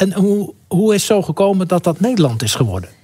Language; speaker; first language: Dutch; native; Dutch